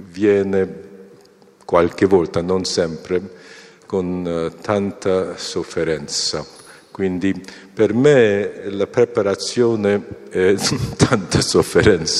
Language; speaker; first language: Italian; non-native, fluent; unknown